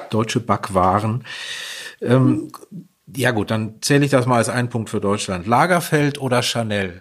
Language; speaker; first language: German; native; German